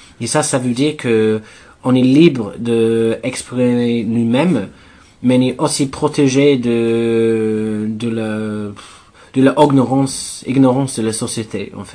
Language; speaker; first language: French; non-native, learner; English